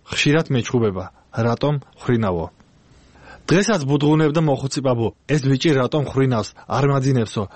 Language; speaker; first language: Georgian; non-native, local second language; Azerbaijani